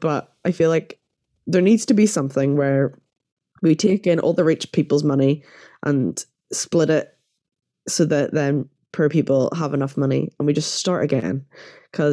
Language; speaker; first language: English; native; English